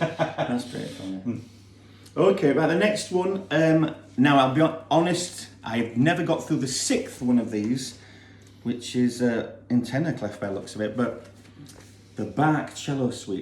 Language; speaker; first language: English; native; English